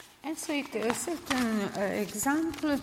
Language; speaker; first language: French; non-native, learner; Serbian